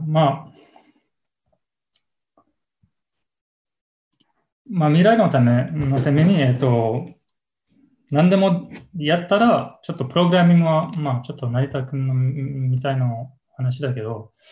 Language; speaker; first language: Japanese; non-native, learner; English